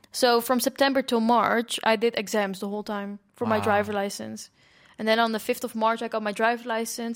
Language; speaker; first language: English; non-native, fluent; Dutch